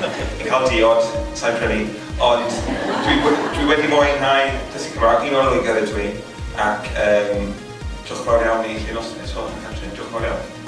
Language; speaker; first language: Welsh; non-native, fluent; English